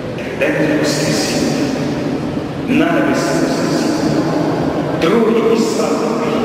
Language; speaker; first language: Ukrainian; non-native, local second language; Rusyn